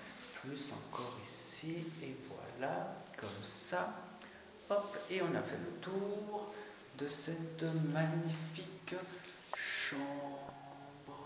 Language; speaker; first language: French; native; French